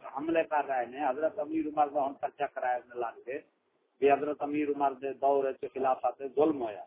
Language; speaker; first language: Urdu; non-native, local second language; Punjabi